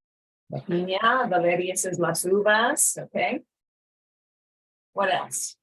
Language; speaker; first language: Spanish; non-native, fluent; English